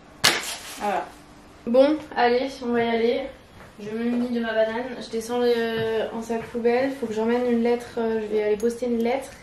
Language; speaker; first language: French; native; French